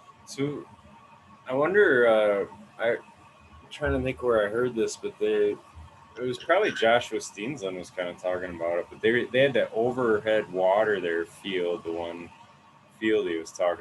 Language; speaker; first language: English; native; English